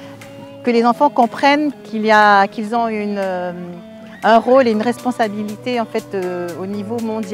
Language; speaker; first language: French; native; French